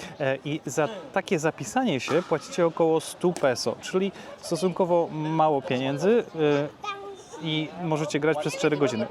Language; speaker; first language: Polish; native; Polish